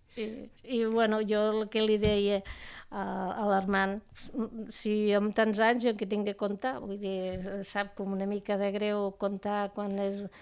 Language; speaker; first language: Catalan; native; Catalan